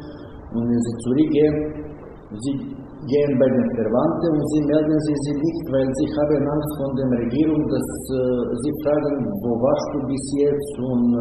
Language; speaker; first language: German; non-native, learner; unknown